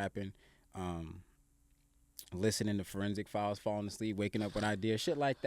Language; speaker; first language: English; native; English